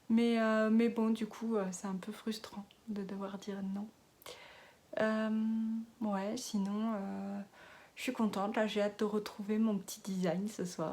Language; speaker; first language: French; native; French